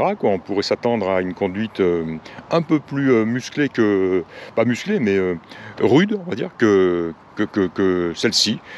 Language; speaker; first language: French; native; French